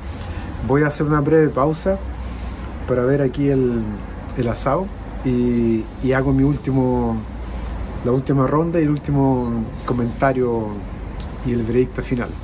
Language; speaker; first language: Spanish; native; Spanish